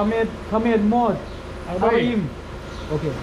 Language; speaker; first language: Hebrew; non-native, learner; Thai